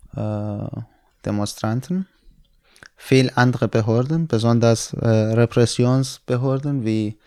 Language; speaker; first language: German; non-native, fluent; Persian